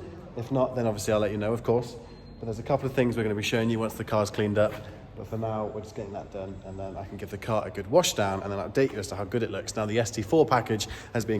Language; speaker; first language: English; native; English